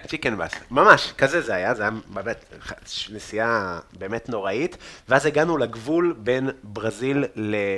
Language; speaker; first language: Hebrew; native; Hebrew